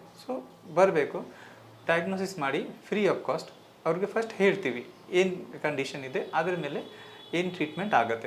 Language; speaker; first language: Kannada; non-native, local second language; Hindi